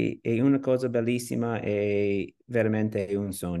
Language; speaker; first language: Italian; non-native, learner; English